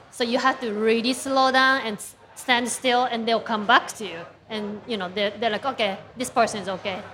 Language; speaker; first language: English; non-native, fluent; Japanese